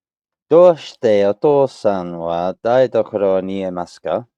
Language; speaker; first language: Japanese; non-native, learner; English